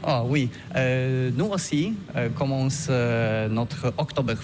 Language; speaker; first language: French; non-native, learner; Polish